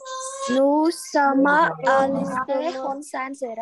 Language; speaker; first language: French; non-native, learner; Khmer